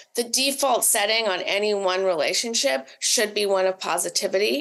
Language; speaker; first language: English; native; English